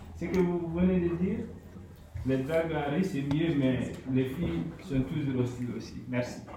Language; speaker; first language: French; non-native, local second language; Fula